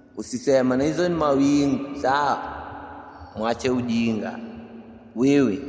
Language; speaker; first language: Swahili; native; Swahili